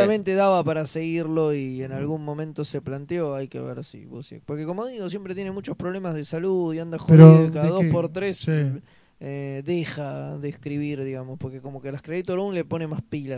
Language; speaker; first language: Spanish; native; Spanish